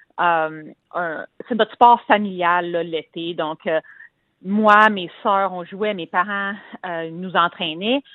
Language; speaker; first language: French; native; French